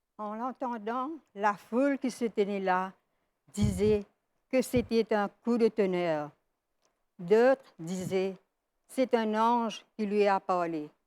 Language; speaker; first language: French; non-native, local second language; Morisyen